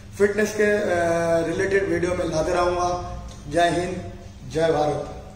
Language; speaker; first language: Hindi; non-native, local second language; Bangla